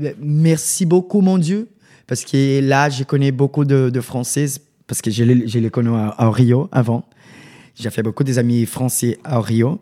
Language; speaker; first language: French; non-native, learner; Portuguese